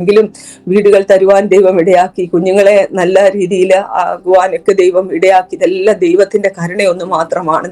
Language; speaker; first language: Malayalam; native; Malayalam